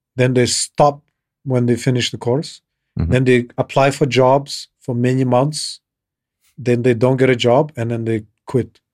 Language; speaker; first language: English; non-native, fluent; Kyrgyz